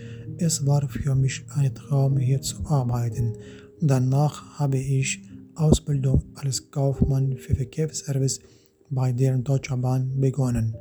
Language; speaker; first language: German; non-native, fluent; Arabic